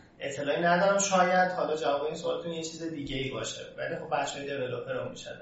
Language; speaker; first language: Persian; native; Persian